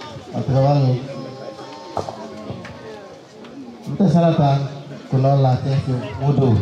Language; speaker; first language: Finnish; non-native, fluent; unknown